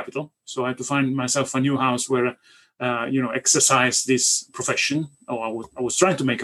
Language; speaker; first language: English; non-native, fluent; Italian